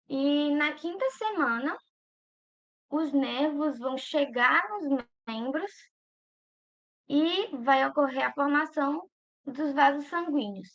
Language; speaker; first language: Portuguese; native; Portuguese